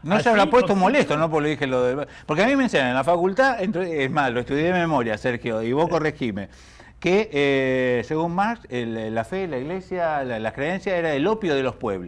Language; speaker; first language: Spanish; native; Spanish